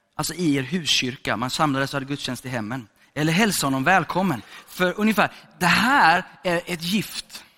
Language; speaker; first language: Swedish; native; Swedish